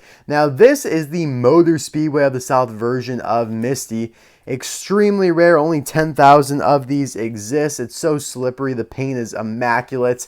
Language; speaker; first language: English; native; English